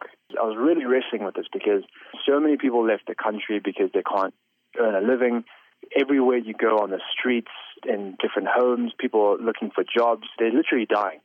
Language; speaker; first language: English; native; English